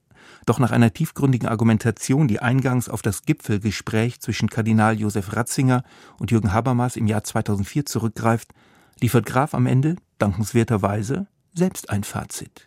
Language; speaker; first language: German; native; German